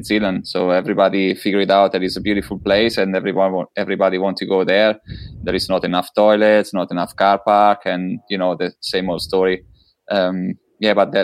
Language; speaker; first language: English; non-native, fluent; Italian